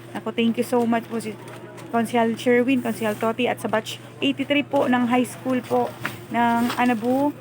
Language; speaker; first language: Filipino; native; Filipino